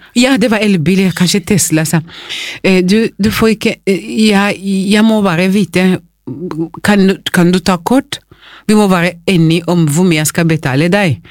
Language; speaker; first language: Norwegian; non-native, fluent; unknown